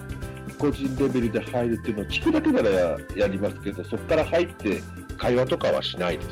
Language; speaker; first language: Japanese; native; Japanese